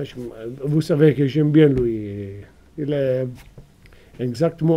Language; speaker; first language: French; non-native, fluent; Italian